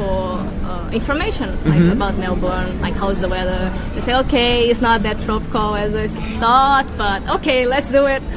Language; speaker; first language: English; non-native, fluent; Portuguese